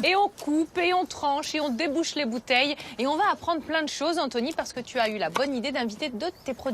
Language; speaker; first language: French; native; French